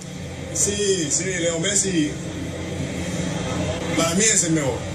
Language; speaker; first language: Spanish; non-native, learner; English